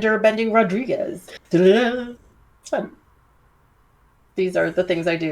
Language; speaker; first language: English; native; English